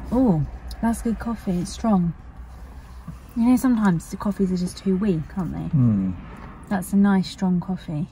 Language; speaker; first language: English; native; English